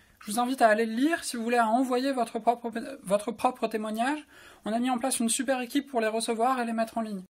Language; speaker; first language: French; native; French